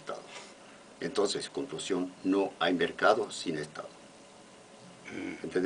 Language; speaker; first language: Spanish; non-native, fluent; English